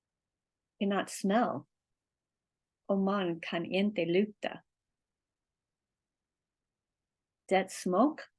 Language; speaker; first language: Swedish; non-native, learner; English